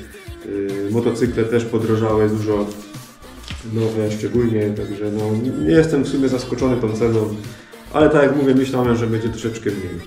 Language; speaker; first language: Polish; native; Polish